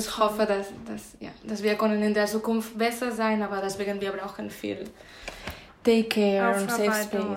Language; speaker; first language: German; non-native, fluent; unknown